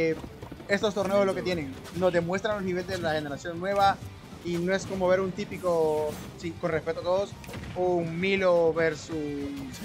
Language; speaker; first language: Spanish; native; Spanish